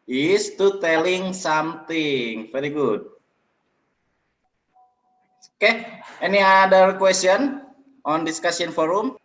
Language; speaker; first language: English; non-native, learner; Indonesian